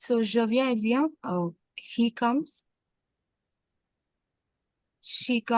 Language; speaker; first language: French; non-native, fluent; Hindi